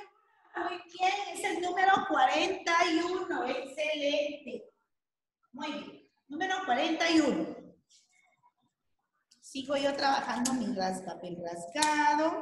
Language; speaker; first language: Spanish; native; Spanish